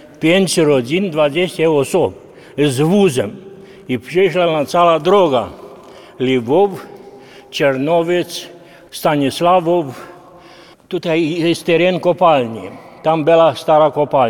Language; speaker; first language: Polish; early bilingual, heritage; Polish